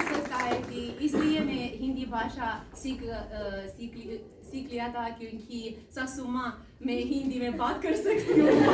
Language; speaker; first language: Hindi; non-native, learner; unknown